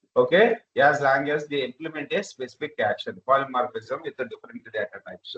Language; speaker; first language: English; non-native, local second language; Telugu